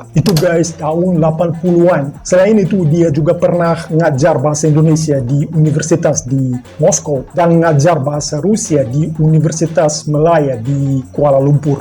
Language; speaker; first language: Indonesian; non-native, fluent; Russian